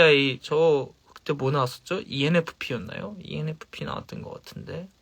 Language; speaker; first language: Korean; native; Korean